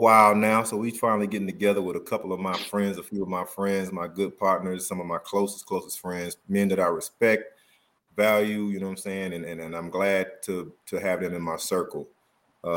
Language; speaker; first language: English; native; English